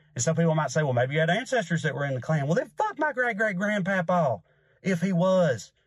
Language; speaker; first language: English; native; English